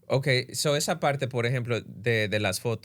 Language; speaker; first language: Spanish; early bilingual, other home language; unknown